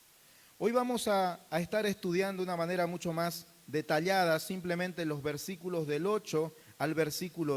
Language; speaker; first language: Spanish; native; Spanish